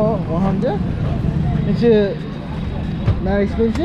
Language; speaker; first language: English; non-native, learner; Korean